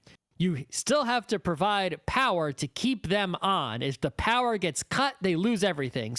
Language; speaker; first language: English; native; English